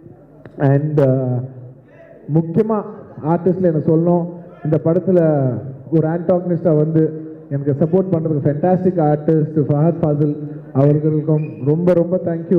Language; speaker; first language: Tamil; non-native, local second language; Telugu